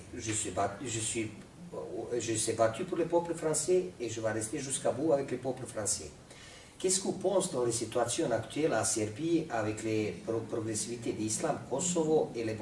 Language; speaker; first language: French; non-native, fluent; Serbian